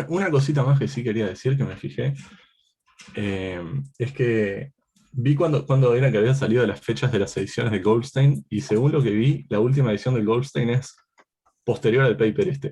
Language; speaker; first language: Spanish; native; Spanish